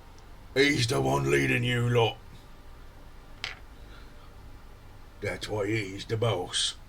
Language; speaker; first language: English; native; English